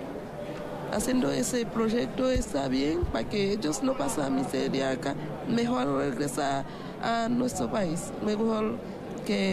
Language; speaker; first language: Spanish; non-native, learner; Haitian Creole